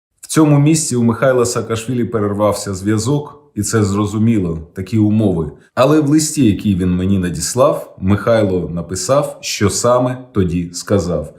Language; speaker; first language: Ukrainian; native; Ukrainian